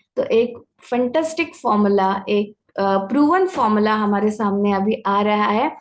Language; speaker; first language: Hindi; non-native, local second language; Marathi